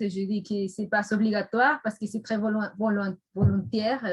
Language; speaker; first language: French; non-native, fluent; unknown